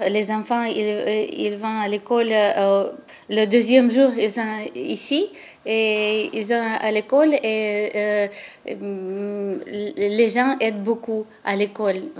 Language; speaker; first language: French; non-native, learner; Ukrainian